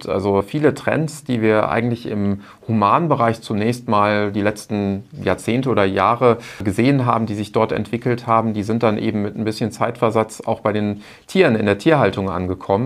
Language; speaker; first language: German; native; German